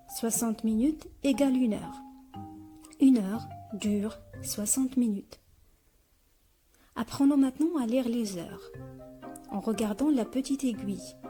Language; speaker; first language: French; non-native, local second language; Arabic